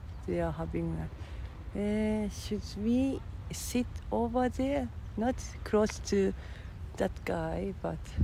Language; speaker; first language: English; non-native, fluent; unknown